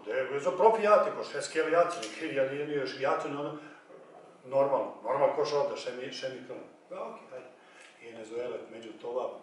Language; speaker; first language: Hungarian; non-native, learner; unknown